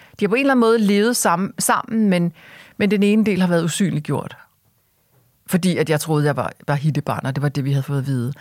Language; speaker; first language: Danish; early bilingual, other home language; Korean